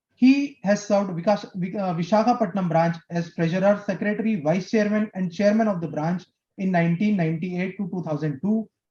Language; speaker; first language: English; non-native, local second language; Hindi